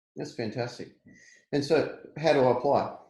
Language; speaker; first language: English; native; English